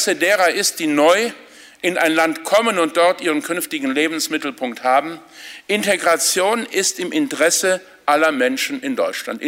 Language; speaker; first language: German; native; German